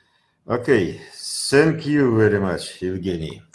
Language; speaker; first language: English; non-native, learner; Russian